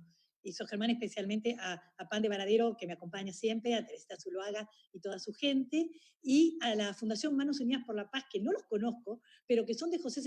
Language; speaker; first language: Spanish; native; Spanish